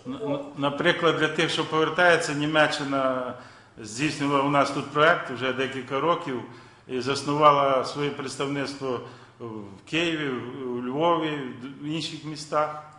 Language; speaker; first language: Ukrainian; native; Ukrainian